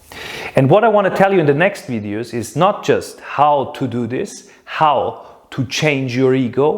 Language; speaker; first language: English; non-native, fluent; German